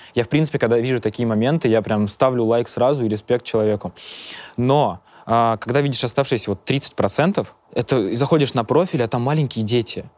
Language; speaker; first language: Russian; native; Russian